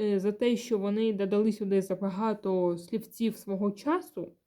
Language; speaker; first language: Ukrainian; non-native, local second language; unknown